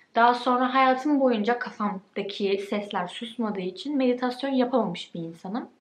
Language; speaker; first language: Turkish; early bilingual, heritage; Turkish